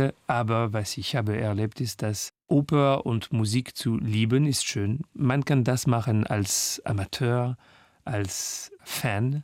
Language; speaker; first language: German; non-native, fluent; French